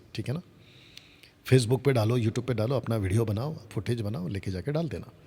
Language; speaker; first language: Hindi; non-native, local second language; Telugu